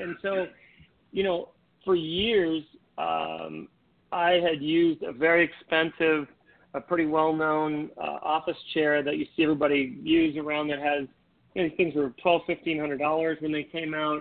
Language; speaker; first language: English; native; English